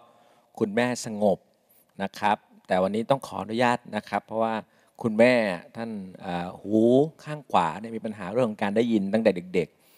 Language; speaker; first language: Thai; native; Thai